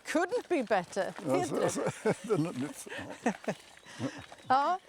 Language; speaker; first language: Swedish; native; Swedish